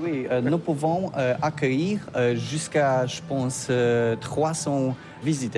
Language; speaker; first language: French; non-native, learner; Polish